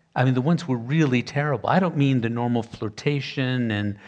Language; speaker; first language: English; native; English